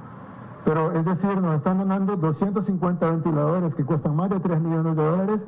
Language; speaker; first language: Spanish; native; Spanish